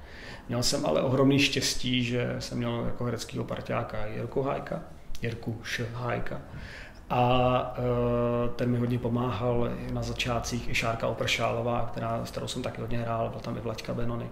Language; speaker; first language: Czech; native; Czech